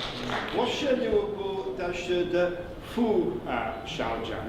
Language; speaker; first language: Chinese; non-native, learner; English